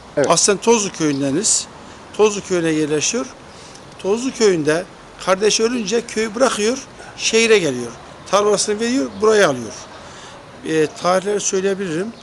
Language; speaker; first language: Turkish; native; Turkish